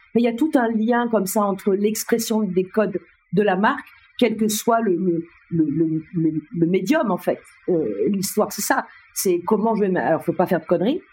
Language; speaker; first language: French; native; French